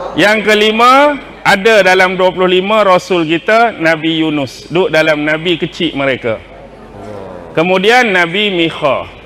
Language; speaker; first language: Malay; native; Malay